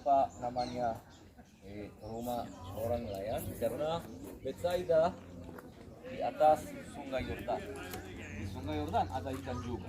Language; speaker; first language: Indonesian; non-native, fluent; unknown